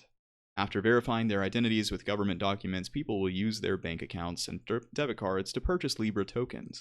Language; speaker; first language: English; native; English